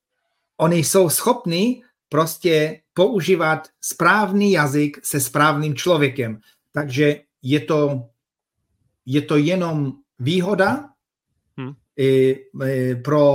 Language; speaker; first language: Czech; non-native, fluent; Polish